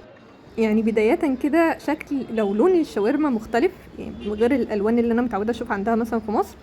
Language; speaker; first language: Arabic; native; Arabic